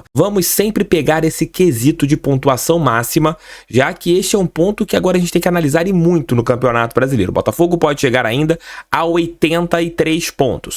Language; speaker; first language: Portuguese; native; Portuguese